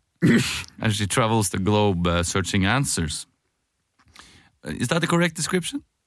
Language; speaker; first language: English; non-native, fluent; Norwegian